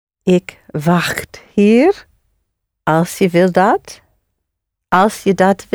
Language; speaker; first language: Dutch; non-native, learner; English